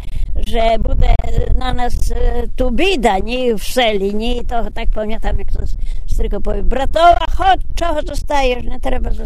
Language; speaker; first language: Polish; non-native, local second language; Rusyn